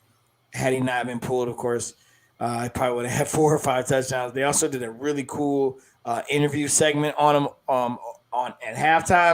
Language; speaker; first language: English; native; English